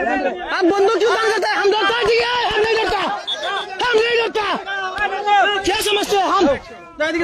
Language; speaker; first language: Hindi; non-native, learner; Bangla